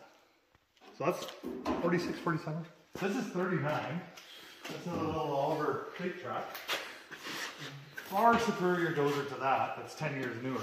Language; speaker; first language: English; native; English